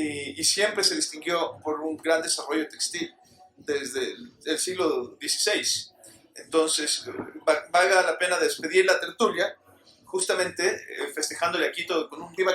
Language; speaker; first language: Spanish; native; Spanish